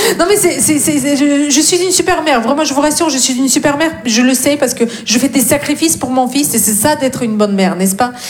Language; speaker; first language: French; non-native, fluent; Russian